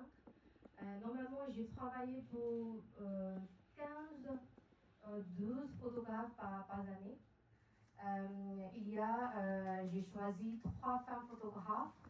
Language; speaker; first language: French; non-native, learner; Burmese